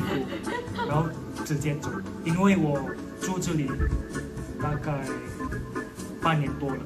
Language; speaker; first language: Chinese; non-native, fluent; Indonesian